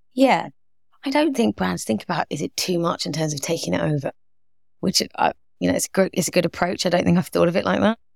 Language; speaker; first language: English; native; English